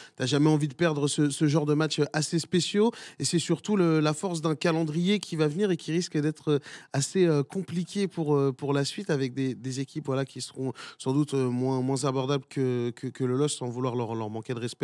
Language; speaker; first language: French; native; French